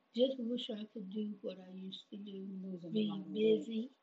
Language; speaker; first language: English; native; English